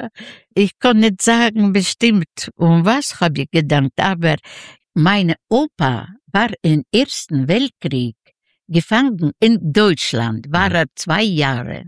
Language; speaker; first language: German; non-native, learner; Yiddish